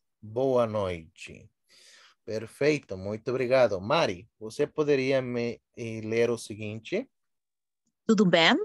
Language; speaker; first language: Portuguese; non-native, fluent; Spanish